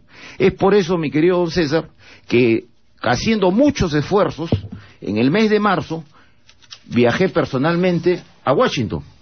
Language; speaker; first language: Spanish; native; Spanish